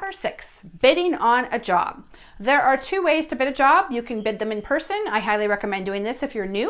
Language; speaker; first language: English; native; English